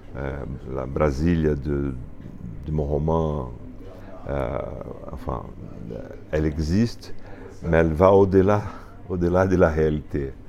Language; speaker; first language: French; non-native, fluent; Portuguese